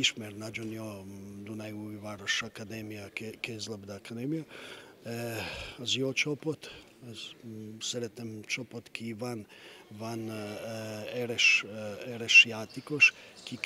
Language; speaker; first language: Hungarian; non-native, learner; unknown